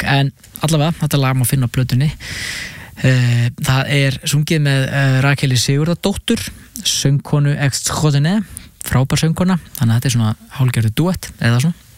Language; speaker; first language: Icelandic; native; Icelandic